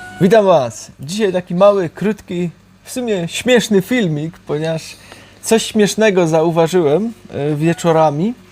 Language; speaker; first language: Polish; early bilingual, heritage; Polish